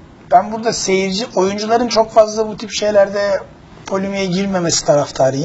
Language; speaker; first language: Turkish; native; Turkish